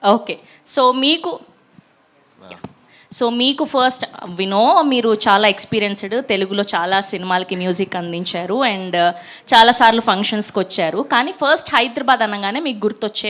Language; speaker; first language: Telugu; native; Telugu